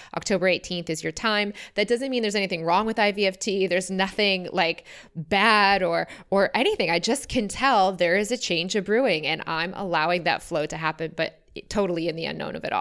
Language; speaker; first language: English; native; English